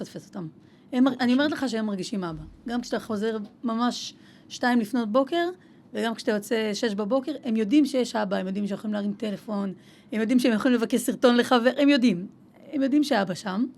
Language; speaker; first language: Hebrew; native; Hebrew